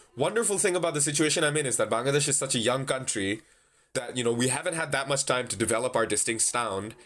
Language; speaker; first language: English; non-native, local second language; Bangla